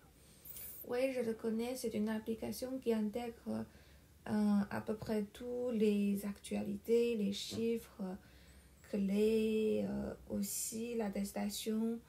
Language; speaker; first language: French; non-native, fluent; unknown